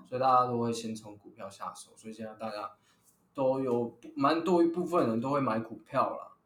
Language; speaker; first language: Chinese; native; Chinese